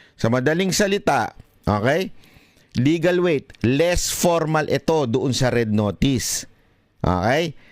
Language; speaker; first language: Filipino; native; Filipino